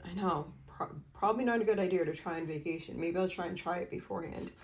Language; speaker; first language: English; native; English